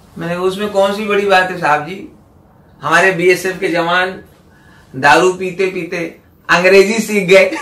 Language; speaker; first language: Hindi; native; Hindi